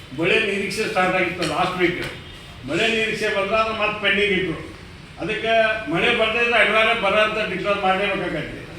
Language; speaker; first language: Kannada; native; Kannada